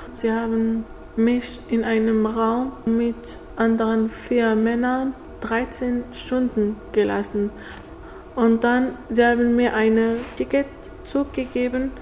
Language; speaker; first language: German; non-native, learner; Arabic